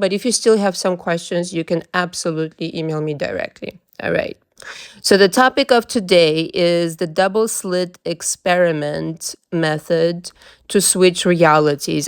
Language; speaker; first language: English; non-native, fluent; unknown